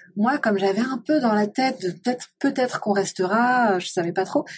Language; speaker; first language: French; native; French